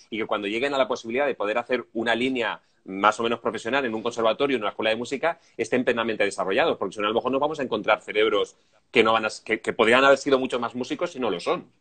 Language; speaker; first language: Spanish; native; Spanish